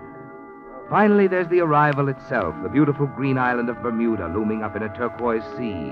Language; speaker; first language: English; native; English